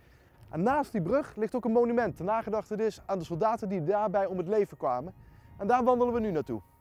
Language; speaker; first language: Dutch; native; Dutch